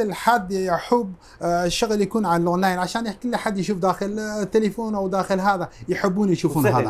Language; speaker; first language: Arabic; non-native, fluent; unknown